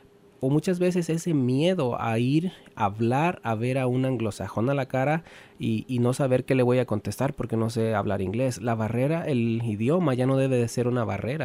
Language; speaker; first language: Spanish; native; Spanish